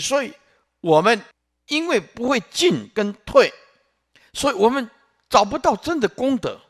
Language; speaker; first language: Chinese; non-native, local second language; Min Nan Chinese